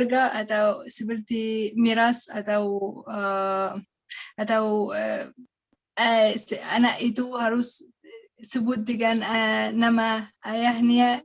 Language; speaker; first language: Indonesian; non-native, learner; Arabic